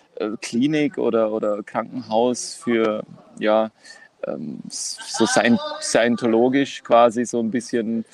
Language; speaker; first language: German; non-native, fluent; Greek